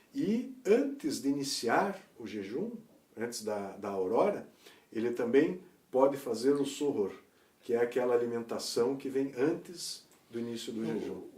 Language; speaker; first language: Portuguese; native; Portuguese